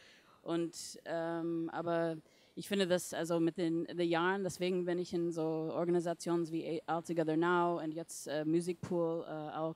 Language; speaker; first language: German; non-native, fluent; English